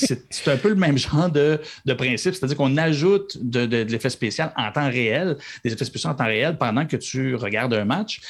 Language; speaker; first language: French; native; French